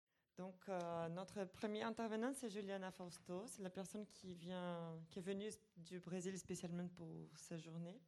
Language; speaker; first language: French; non-native, fluent; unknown